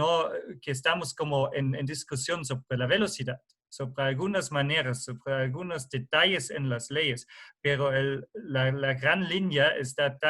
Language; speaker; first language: Spanish; non-native, fluent; German